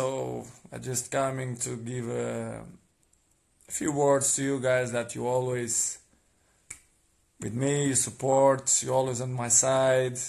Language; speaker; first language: English; non-native, learner; Portuguese